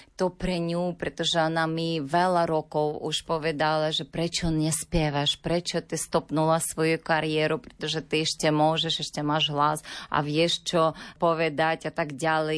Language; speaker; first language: Slovak; non-native, learner; Ukrainian